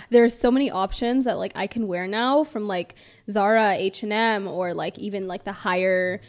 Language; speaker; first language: English; native; English